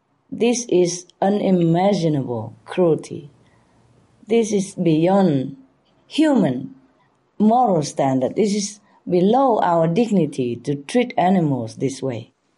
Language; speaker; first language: English; non-native, fluent; Vietnamese